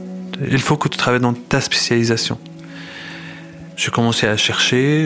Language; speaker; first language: French; non-native, fluent; Arabic